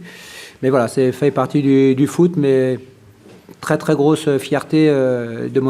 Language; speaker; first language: French; native; French